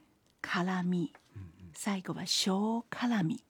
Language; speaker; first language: Japanese; non-native, fluent; Chinese